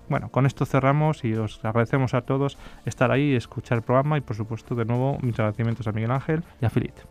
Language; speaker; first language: Spanish; native; Spanish